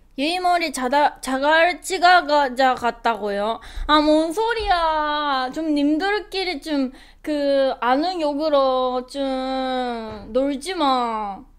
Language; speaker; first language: Korean; non-native, fluent; Japanese